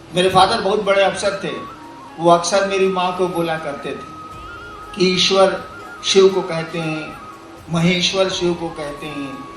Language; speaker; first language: Hindi; native; Hindi